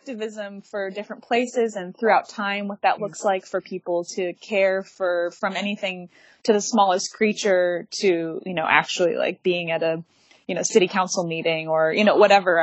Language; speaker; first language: English; native; English